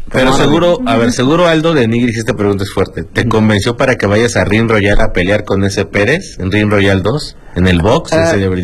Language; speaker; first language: Spanish; native; Spanish